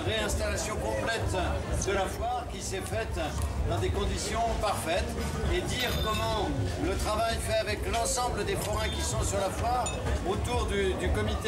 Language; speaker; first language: French; native; French